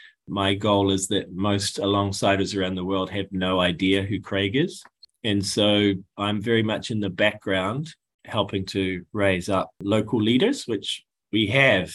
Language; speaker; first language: English; native; English